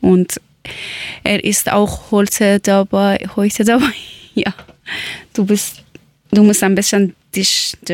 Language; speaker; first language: German; non-native, learner; Persian